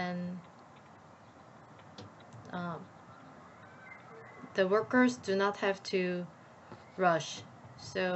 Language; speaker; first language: English; non-native, learner; Korean